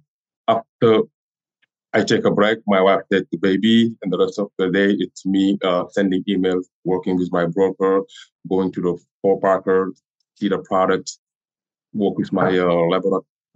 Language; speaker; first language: English; non-native, learner; French